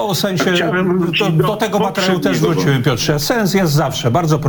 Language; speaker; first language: Polish; native; Polish